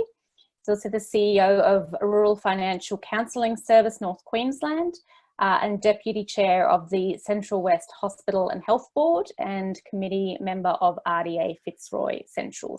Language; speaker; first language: English; native; English